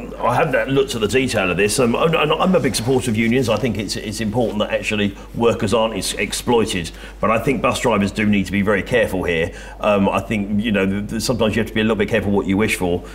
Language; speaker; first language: English; native; English